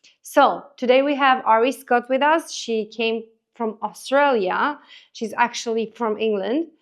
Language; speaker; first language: English; non-native, fluent; Romanian